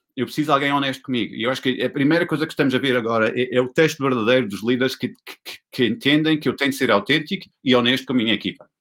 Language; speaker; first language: Portuguese; non-native, fluent; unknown